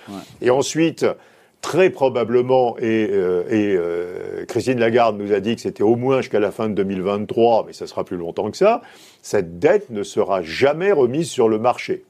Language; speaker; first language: French; native; French